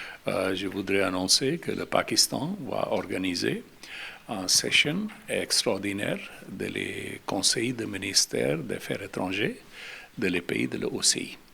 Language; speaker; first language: French; non-native, fluent; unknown